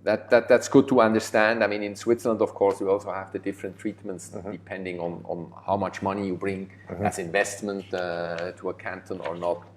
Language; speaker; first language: English; non-native, fluent; German